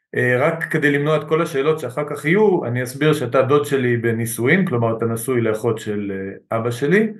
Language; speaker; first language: Hebrew; native; Hebrew